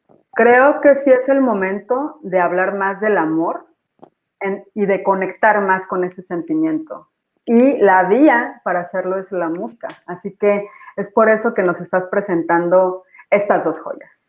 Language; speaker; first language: Spanish; native; Spanish